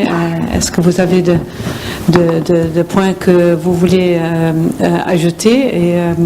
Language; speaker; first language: French; non-native, fluent; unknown